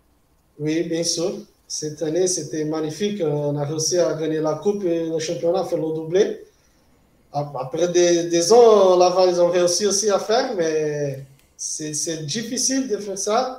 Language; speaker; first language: French; non-native, fluent; Portuguese